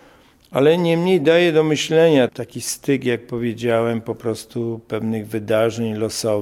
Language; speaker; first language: Polish; native; Polish